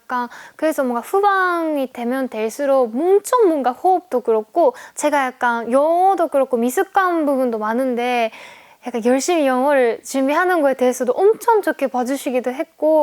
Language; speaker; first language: Korean; non-native, fluent; Japanese